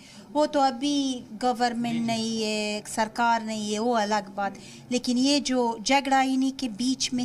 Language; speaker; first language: Hindi; non-native, fluent; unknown